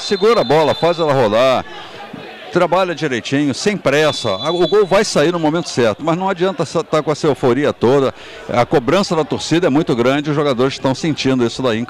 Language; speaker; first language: Portuguese; native; Portuguese